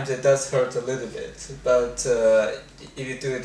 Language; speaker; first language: English; non-native, fluent; Chinese